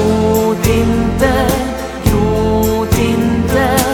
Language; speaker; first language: Swedish; native; Swedish